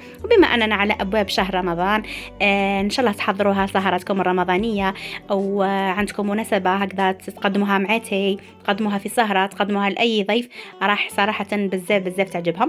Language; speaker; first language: Arabic; native; Arabic